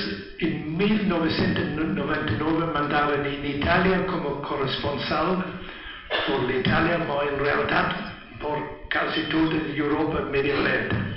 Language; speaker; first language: Spanish; non-native, learner; Italian